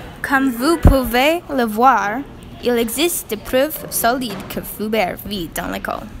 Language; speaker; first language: French; non-native, learner; English